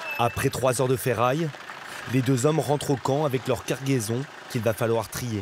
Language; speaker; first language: French; native; French